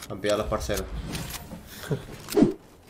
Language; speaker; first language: Spanish; native; Spanish